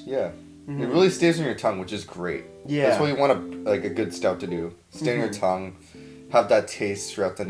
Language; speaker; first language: English; native; English